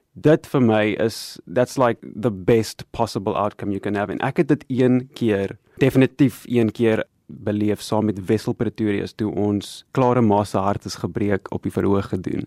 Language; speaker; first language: Afrikaans; non-native, local second language; English